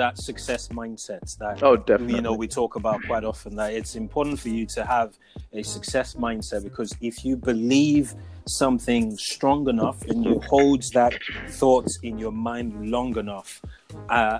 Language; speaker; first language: English; non-native, local second language; Yoruba